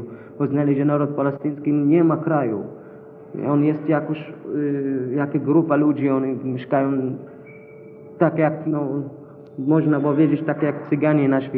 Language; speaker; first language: Polish; non-native, learner; Arabic